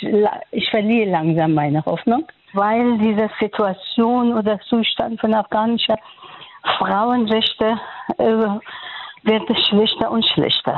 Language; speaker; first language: German; non-native, fluent; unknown